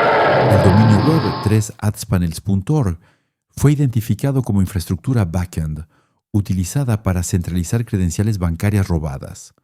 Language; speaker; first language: Spanish; non-native, fluent; French